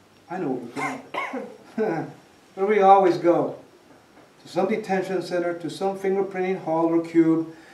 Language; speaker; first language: English; early bilingual, other home language; Spanish